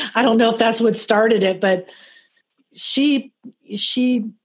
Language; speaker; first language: English; native; English